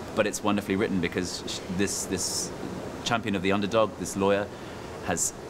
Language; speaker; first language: English; native; English